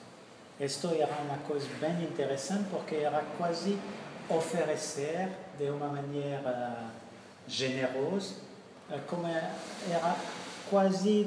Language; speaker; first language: Portuguese; non-native, fluent; French